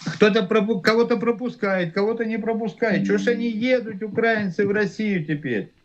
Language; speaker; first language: Russian; native; Russian